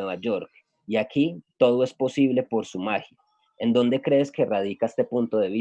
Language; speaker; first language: Spanish; native; Spanish